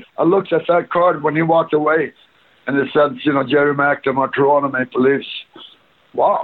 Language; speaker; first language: English; non-native, fluent; Swedish